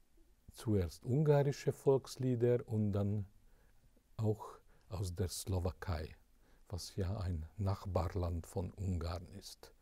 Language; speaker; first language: German; non-native, fluent; Hungarian